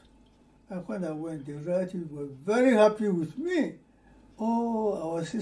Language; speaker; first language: English; non-native, fluent; Ewe